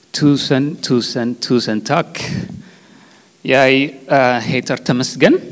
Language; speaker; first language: Swedish; non-native, fluent; Tigrinya